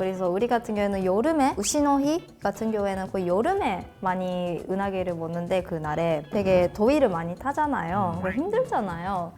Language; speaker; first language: Korean; non-native, fluent; Japanese